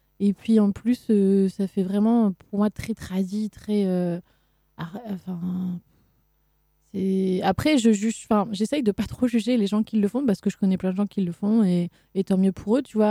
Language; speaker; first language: French; native; French